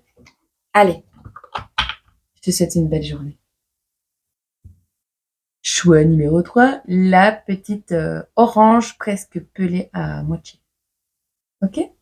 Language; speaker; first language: French; native; French